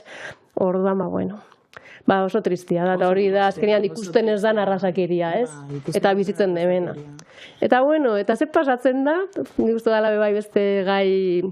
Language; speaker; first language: Basque; native; Basque